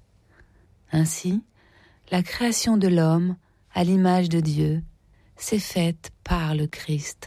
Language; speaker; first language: French; native; French